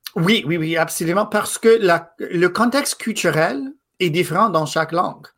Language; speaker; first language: French; non-native, fluent; English